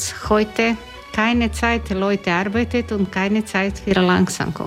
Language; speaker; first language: German; non-native, learner; Croatian